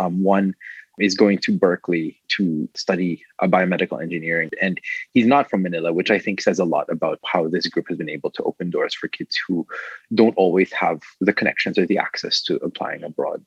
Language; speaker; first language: English; non-native, local second language; Filipino